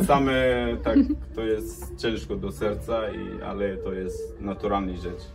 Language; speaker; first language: Polish; non-native, learner; Arabic